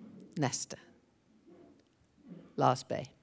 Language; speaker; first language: Norwegian; non-native, fluent; English